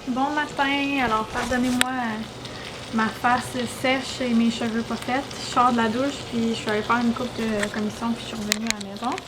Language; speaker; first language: French; native; French